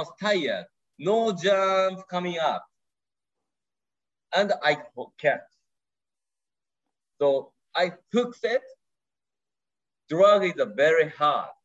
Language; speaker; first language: English; non-native, learner; Japanese